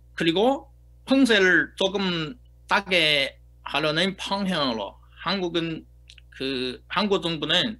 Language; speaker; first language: Korean; non-native, fluent; Chinese